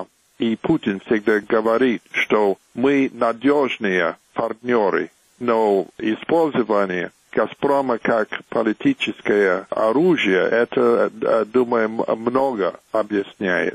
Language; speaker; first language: Russian; non-native, fluent; English